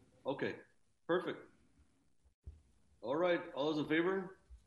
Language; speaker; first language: English; early bilingual, other home language; Spanish